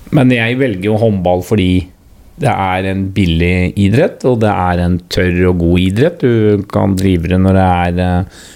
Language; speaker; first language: Norwegian; native; Norwegian